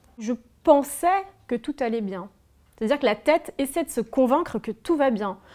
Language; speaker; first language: French; native; French